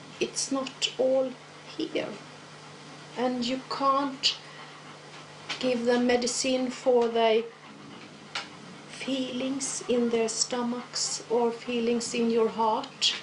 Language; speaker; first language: English; non-native, fluent; Swedish